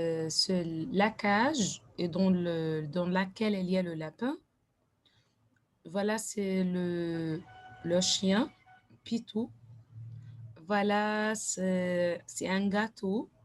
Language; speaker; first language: French; non-native, fluent; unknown